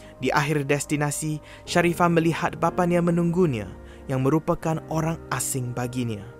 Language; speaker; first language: Malay; native; Malay